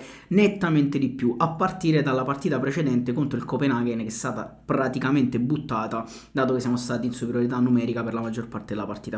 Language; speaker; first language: Italian; native; Italian